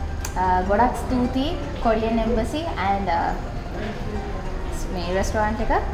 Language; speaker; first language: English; non-native, local second language; Sinhala